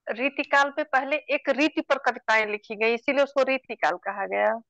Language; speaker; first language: Hindi; native; Hindi